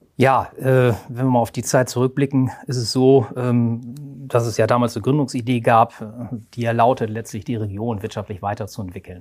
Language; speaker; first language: German; native; German